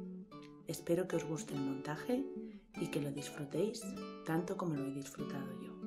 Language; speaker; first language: Spanish; native; Spanish